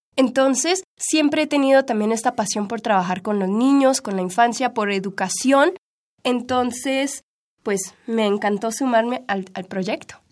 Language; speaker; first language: Spanish; early bilingual, heritage; Spanish